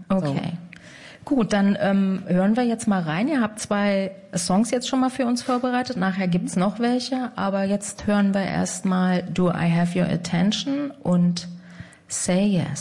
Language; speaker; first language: German; native; German